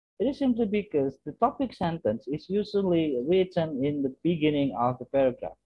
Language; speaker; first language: English; non-native, fluent; Indonesian